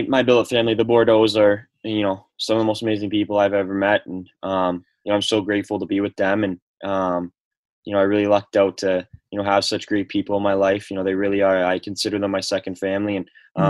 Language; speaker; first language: English; native; English